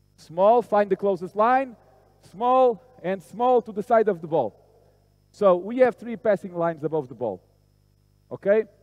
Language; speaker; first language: English; non-native, fluent; Portuguese